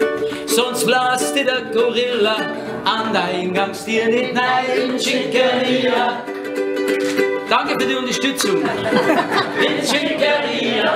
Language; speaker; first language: German; native; German